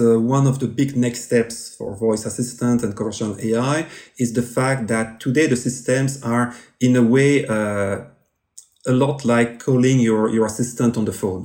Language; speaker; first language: English; non-native, fluent; French